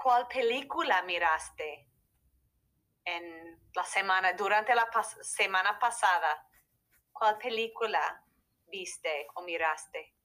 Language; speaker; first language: Spanish; non-native, fluent; English